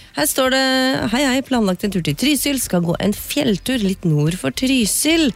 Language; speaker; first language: Norwegian; native; Norwegian